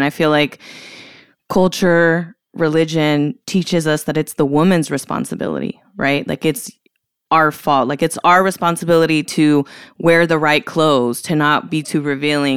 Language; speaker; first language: English; early bilingual, other home language; Spanish